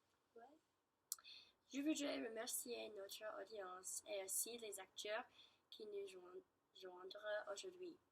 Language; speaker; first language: French; non-native, learner; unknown